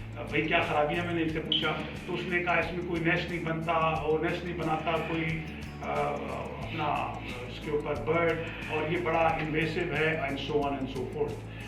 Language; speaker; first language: Urdu; non-native, local second language; Sindhi